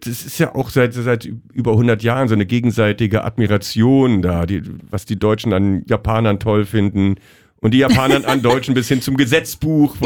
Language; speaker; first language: German; native; German